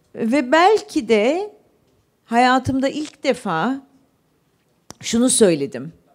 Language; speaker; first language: Turkish; native; Turkish